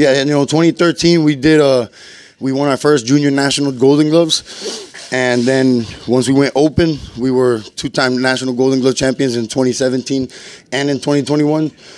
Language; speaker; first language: English; early bilingual, other home language; Spanish